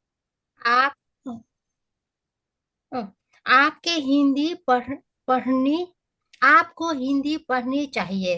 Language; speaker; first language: Hindi; non-native, learner; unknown